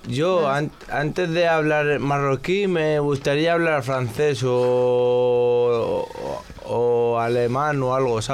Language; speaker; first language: Spanish; non-native, local second language; Arabic